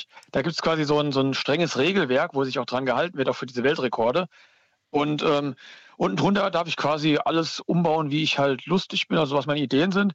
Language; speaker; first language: German; native; German